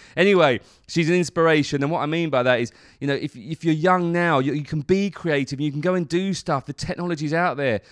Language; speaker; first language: English; native; English